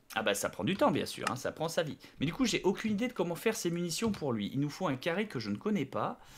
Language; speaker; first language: French; native; French